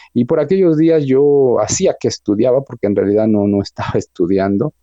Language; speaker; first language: Spanish; native; Spanish